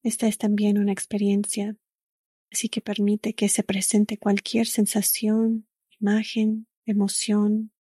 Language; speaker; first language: Spanish; early bilingual, other home language; English